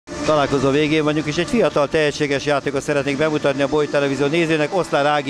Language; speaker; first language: Hungarian; native; Hungarian